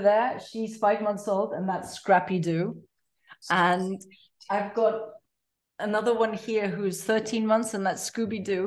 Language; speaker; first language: English; native; English